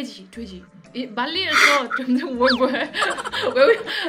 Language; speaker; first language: Korean; non-native, learner; Indonesian